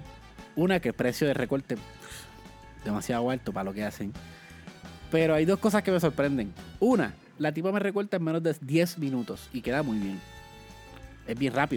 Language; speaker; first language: Spanish; native; Spanish